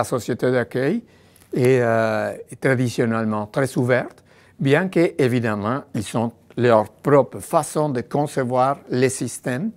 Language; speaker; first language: French; non-native, fluent; Spanish